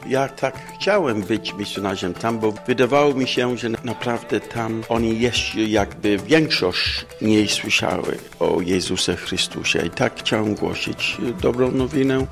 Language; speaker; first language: Polish; non-native, fluent; English